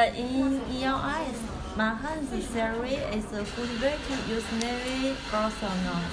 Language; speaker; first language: English; non-native, learner; Chinese